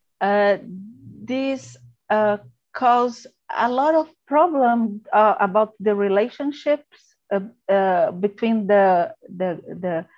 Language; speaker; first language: English; non-native, learner; Portuguese